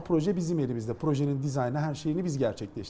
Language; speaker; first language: Turkish; native; Turkish